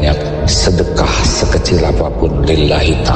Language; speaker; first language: Indonesian; native; Indonesian